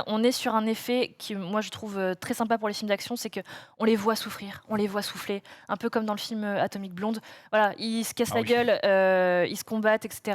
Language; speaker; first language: French; native; French